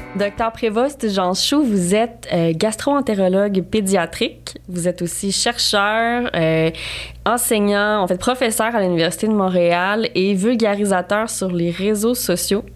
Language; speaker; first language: French; native; French